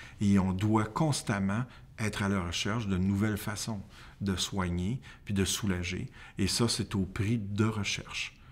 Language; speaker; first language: French; native; French